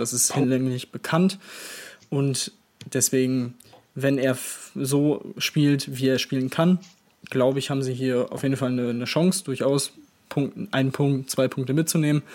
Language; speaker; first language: German; native; German